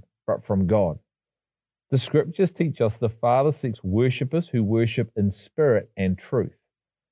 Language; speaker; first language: English; native; English